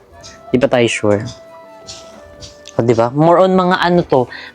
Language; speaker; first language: Filipino; native; Filipino